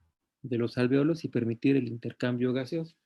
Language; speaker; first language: Spanish; native; Spanish